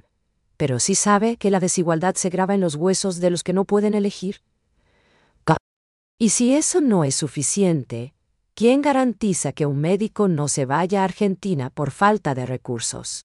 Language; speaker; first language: Spanish; native; Spanish